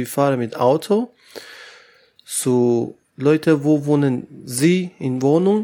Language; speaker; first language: German; non-native, learner; Persian